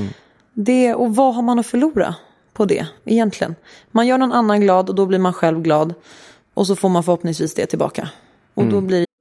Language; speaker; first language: Swedish; native; Swedish